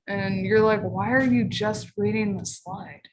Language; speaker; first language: English; native; English